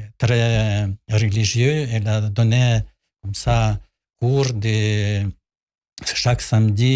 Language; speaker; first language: French; non-native, learner; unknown